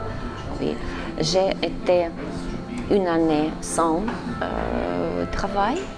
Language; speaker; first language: French; non-native, fluent; Russian